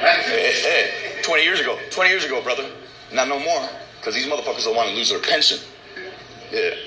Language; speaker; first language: English; native; English